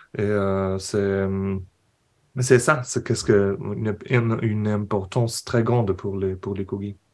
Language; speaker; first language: French; non-native, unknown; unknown